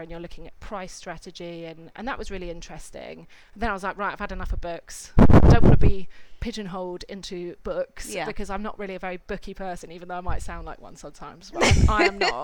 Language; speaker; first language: English; native; English